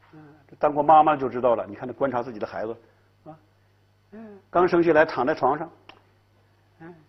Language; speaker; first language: Chinese; native; Chinese